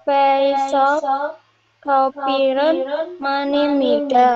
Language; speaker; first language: Korean; non-native, learner; Indonesian